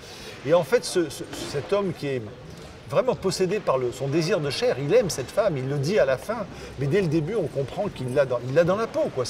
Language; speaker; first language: French; native; French